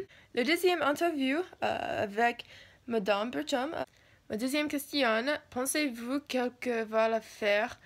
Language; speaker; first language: French; non-native, learner; English